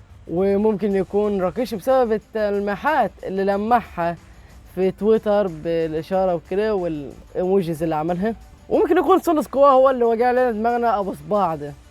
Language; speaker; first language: Arabic; native; Arabic